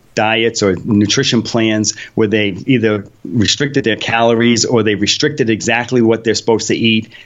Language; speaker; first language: English; early bilingual, other home language; Polish